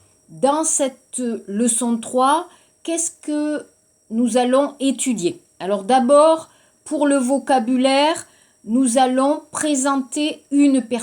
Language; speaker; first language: French; non-native, fluent; Korean